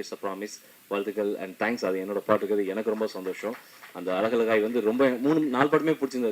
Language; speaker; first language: Tamil; native; Tamil